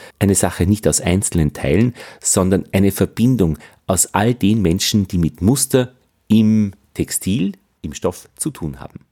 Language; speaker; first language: German; native; German